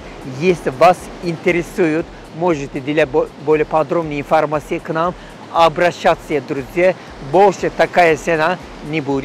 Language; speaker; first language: Russian; non-native, learner; Turkish